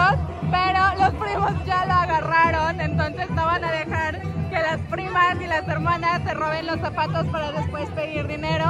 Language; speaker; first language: Spanish; native; Spanish